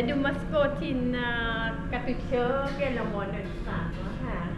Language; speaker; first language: Swedish; non-native, learner; Thai